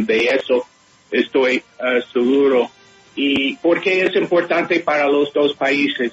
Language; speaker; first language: Spanish; non-native, fluent; English